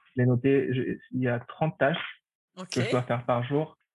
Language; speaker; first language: French; non-native, fluent; Spanish